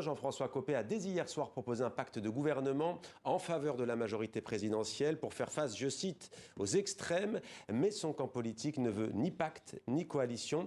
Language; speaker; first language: French; native; French